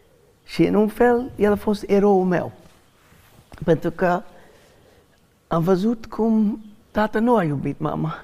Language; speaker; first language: Romanian; non-native, learner; English